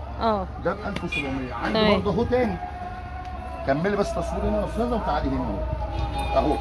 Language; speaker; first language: Arabic; native; Arabic